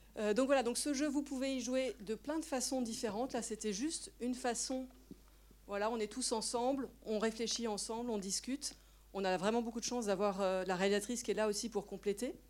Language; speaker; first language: French; native; French